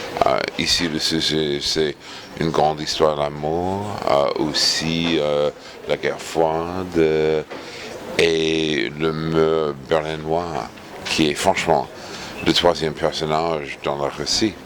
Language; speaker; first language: French; non-native, fluent; English